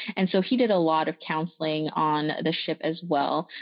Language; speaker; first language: English; early bilingual, other home language; French